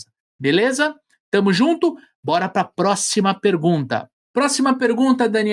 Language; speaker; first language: Portuguese; native; Portuguese